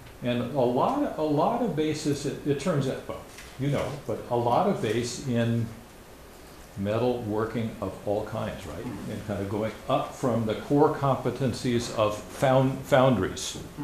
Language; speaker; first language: English; native; English